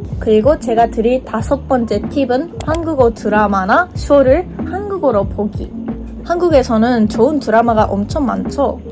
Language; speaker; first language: Korean; non-native, fluent; Japanese